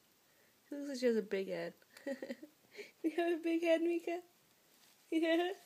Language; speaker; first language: English; early bilingual, other home language; Spanish